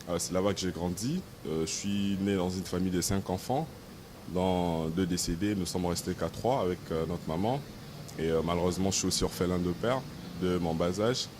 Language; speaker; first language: French; non-native, local second language; Lingala